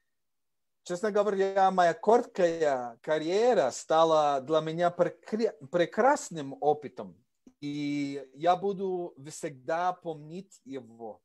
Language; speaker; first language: Russian; non-native, learner; English